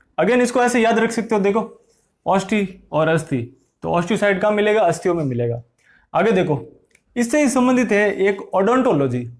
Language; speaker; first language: Hindi; native; Hindi